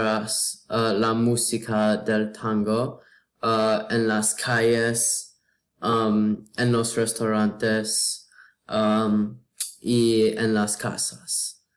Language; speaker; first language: Spanish; non-native, learner; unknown